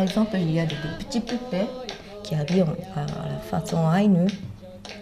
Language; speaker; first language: French; non-native, fluent; Japanese